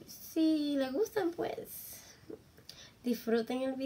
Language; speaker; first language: Spanish; early bilingual, heritage; Spanish